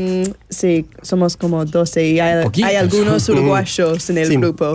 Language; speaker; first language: Spanish; non-native, learner; English